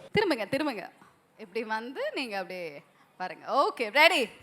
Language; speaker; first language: Tamil; native; Tamil